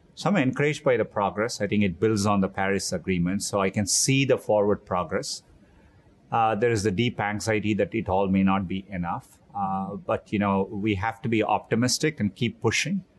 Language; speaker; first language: English; non-native, local second language; Tamil